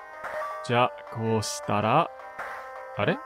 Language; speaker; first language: Japanese; non-native, fluent; English